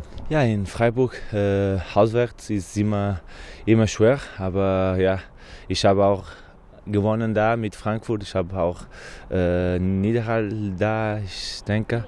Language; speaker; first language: German; non-native, learner; Portuguese